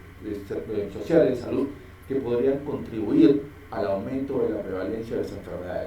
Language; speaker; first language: Spanish; native; Spanish